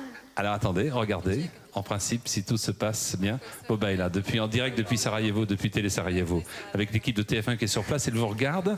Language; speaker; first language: French; native; French